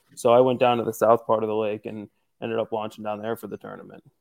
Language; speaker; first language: English; native; English